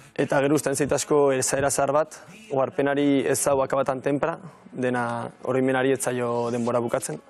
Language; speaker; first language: Basque; non-native, local second language; Spanish